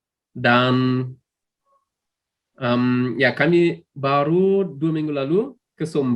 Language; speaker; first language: Indonesian; non-native, fluent; German